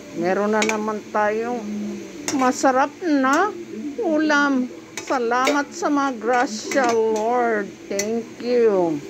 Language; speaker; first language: Filipino; non-native, local second language; Cebuano